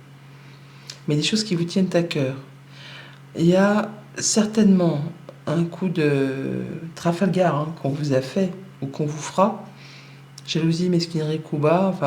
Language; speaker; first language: French; native; French